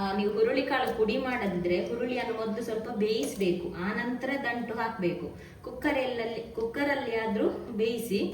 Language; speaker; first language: Kannada; native; Kannada